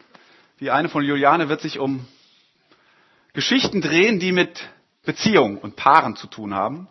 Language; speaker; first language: German; native; German